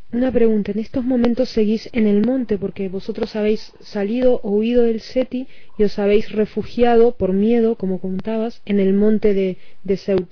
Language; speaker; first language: Spanish; native; Spanish